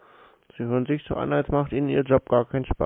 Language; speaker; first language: German; native; German